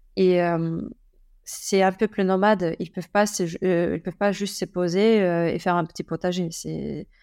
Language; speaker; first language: French; early bilingual, other home language; German